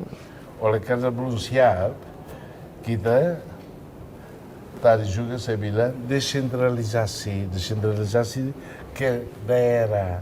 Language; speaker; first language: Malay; non-native, fluent; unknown